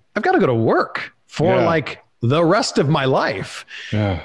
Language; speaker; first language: English; native; English